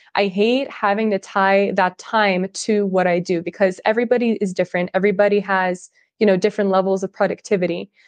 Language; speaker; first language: English; early bilingual, other home language; Russian